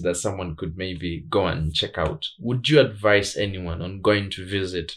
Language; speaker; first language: English; non-native, local second language; Swahili